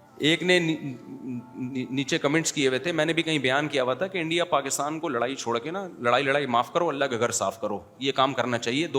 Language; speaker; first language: Urdu; native; Urdu